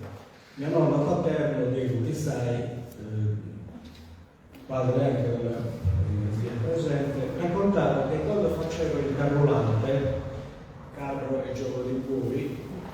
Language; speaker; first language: Italian; native; Italian